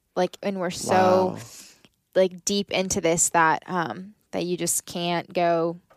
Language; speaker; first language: English; native; English